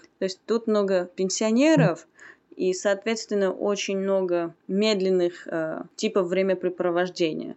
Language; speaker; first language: Russian; non-native, local second language; Armenian